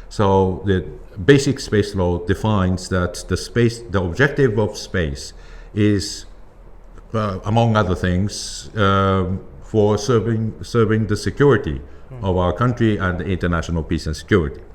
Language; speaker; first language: English; non-native, fluent; Japanese